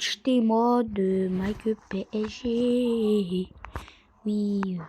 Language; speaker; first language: French; native; French